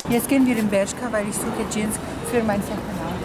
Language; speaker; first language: German; early bilingual, other home language; Spanish